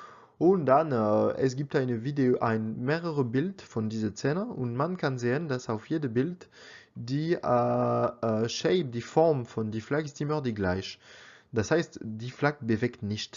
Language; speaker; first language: German; non-native, learner; French